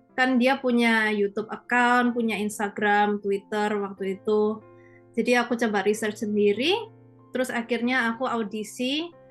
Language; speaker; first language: Indonesian; native; Indonesian